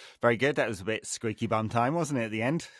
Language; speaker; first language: English; native; English